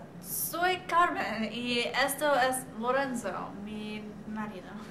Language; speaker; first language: Spanish; non-native, learner; English